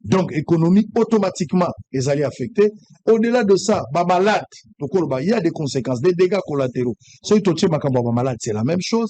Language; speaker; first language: French; non-native, local second language; Lingala